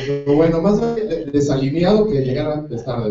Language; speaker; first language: Spanish; native; Spanish